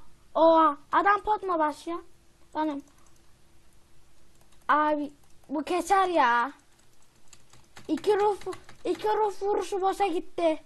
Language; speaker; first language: Turkish; native; Turkish